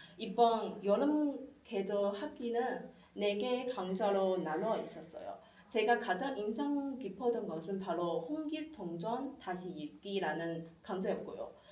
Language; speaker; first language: Korean; non-native, fluent; Chinese